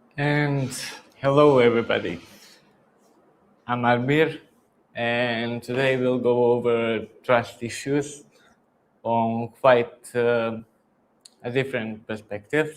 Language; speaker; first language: English; non-native, fluent; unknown